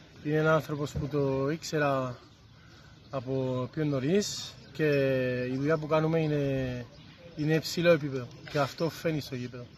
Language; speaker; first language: Greek; non-native, fluent; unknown